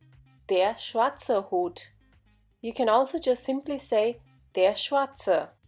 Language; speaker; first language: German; non-native, fluent; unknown